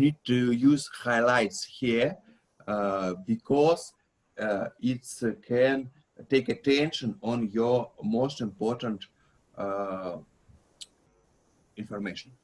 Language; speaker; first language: English; non-native, learner; Russian